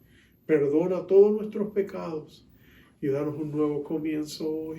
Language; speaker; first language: Spanish; native; Spanish